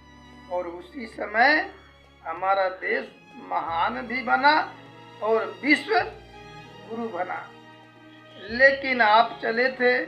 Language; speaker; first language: Hindi; native; Hindi